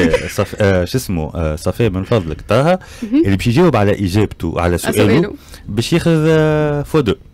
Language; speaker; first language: Arabic; native; Arabic